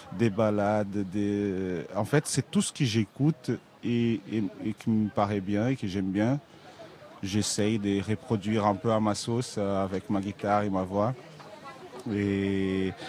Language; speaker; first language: French; non-native, fluent; Portuguese